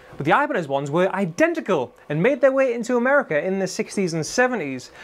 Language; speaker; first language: English; native; English